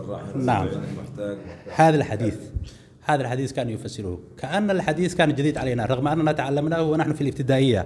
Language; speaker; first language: Arabic; non-native, local second language; Somali